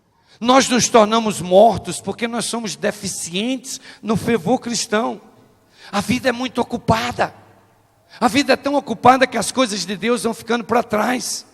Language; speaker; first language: Portuguese; native; Portuguese